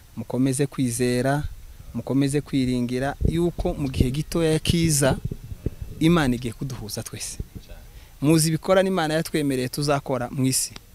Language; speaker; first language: Kinyarwanda; native; Kinyarwanda